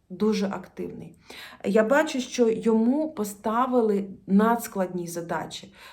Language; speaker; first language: Ukrainian; non-native, local second language; Russian